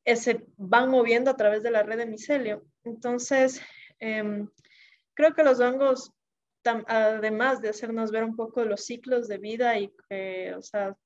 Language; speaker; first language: Spanish; native; Spanish